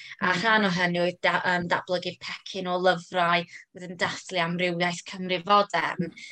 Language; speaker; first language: Welsh; non-native, local second language; English